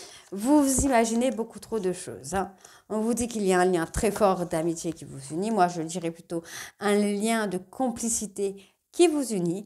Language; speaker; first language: French; native; French